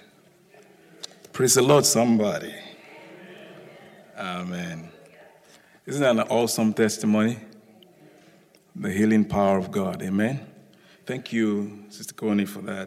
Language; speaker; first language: English; non-native, local second language; Yoruba